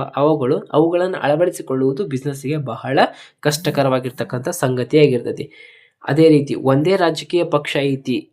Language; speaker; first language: Kannada; native; Kannada